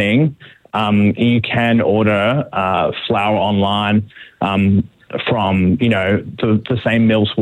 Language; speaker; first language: English; native; English